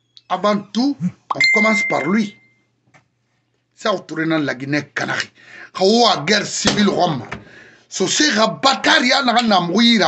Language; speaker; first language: French; non-native, local second language; Susu